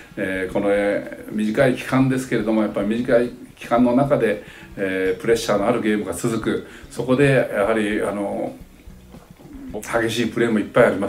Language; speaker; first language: Japanese; native; Japanese